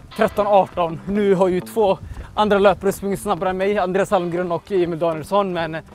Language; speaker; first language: Swedish; early bilingual, other home language; Somali